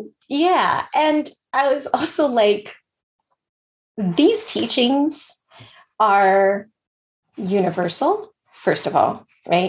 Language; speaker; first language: English; native; English